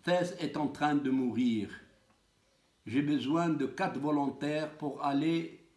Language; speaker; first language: French; non-native, local second language; Arabic